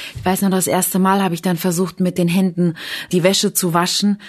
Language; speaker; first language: German; native; German